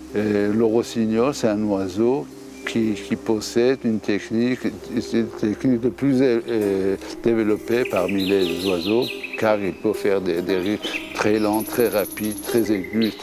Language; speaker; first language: French; non-native, fluent; Persian